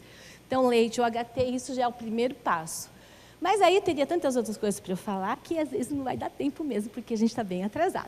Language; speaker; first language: Portuguese; native; Portuguese